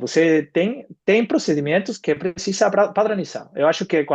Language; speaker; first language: Portuguese; non-native, fluent; Spanish